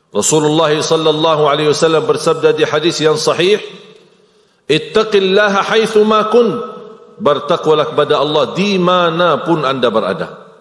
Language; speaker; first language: Malay; non-native, fluent; Arabic